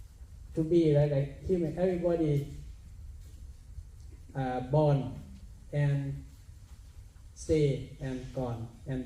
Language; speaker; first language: English; non-native, learner; Thai